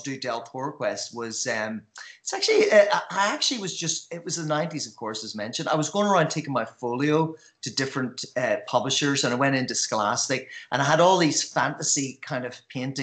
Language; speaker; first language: English; native; English